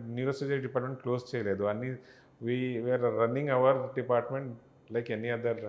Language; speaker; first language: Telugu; non-native, local second language; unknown